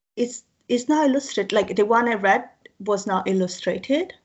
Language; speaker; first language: English; non-native, fluent; Italian